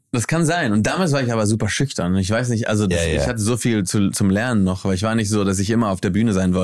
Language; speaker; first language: German; early bilingual, heritage; German